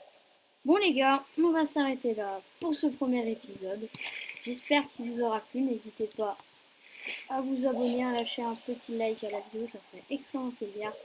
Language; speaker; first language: French; native; French